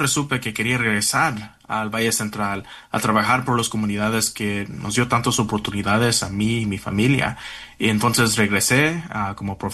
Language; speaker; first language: Spanish; early bilingual, heritage; Spanish